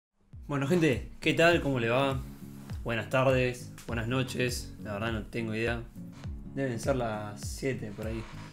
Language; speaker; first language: Spanish; native; Spanish